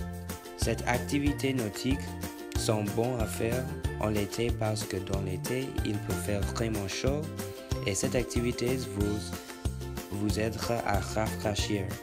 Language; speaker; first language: French; non-native, learner; English